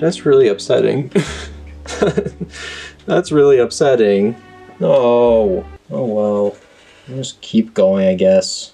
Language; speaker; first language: English; native; English